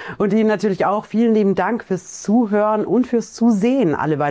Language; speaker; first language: German; native; German